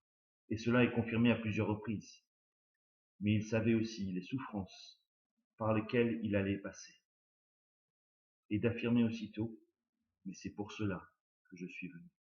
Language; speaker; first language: French; native; French